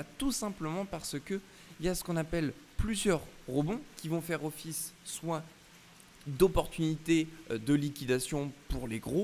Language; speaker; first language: French; native; French